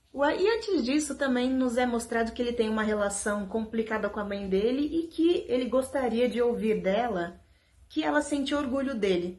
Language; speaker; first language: Portuguese; native; Portuguese